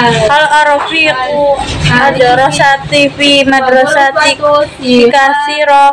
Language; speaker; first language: Arabic; non-native, learner; Indonesian